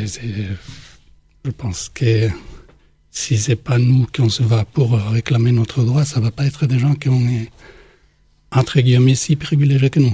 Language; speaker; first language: French; non-native, fluent; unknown